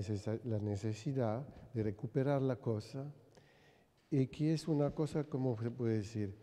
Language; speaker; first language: Spanish; non-native, fluent; French